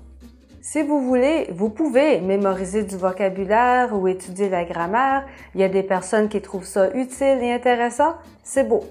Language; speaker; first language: French; native; French